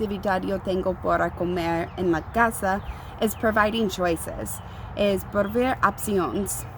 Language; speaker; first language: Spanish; non-native, learner; English